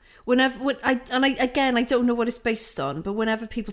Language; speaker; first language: English; non-native, local second language; Welsh